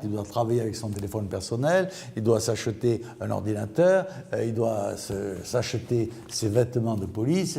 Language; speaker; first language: French; native; French